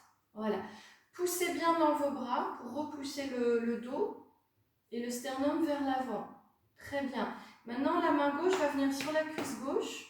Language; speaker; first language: French; native; French